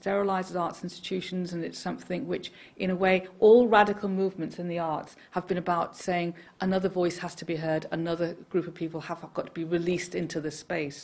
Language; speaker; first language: English; native; English